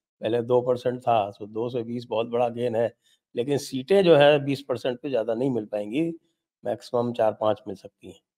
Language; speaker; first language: Hindi; native; Hindi